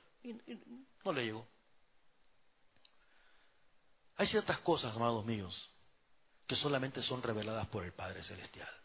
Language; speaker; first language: Spanish; native; Spanish